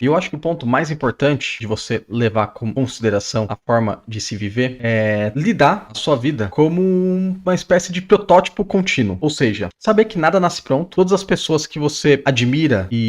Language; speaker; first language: Portuguese; native; Portuguese